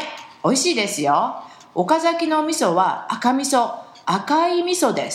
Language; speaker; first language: Japanese; native; Japanese